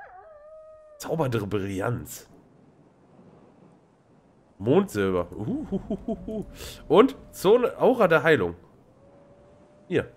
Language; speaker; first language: German; native; German